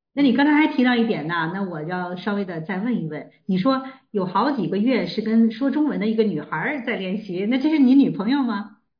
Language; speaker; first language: Chinese; native; Chinese